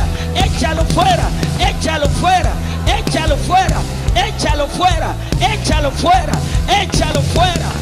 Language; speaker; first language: Spanish; native; Spanish